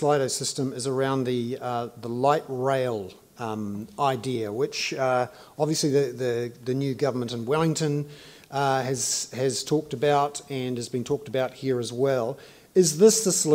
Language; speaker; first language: English; native; English